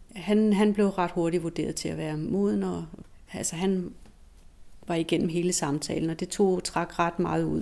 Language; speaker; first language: Danish; native; Danish